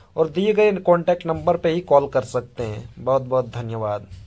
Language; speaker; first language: Hindi; native; Hindi